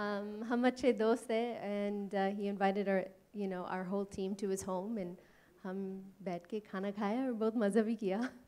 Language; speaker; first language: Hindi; non-native, learner; English